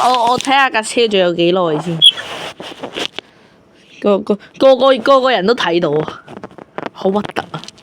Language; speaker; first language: Chinese; early bilingual, heritage; Cantonese